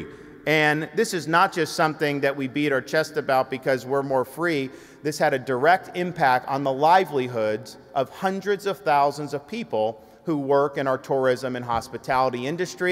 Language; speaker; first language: English; native; English